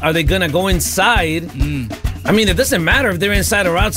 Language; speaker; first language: English; early bilingual, other home language; Spanish